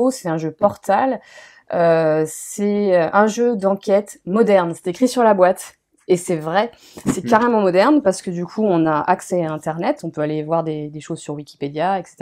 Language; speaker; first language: French; native; French